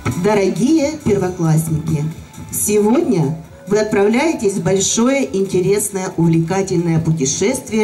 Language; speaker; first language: Russian; native; Russian